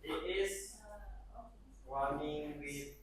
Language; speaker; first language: English; non-native, learner; Indonesian